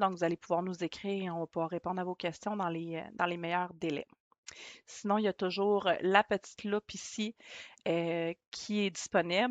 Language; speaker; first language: French; native; French